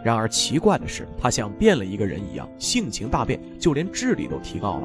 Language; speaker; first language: Chinese; native; Chinese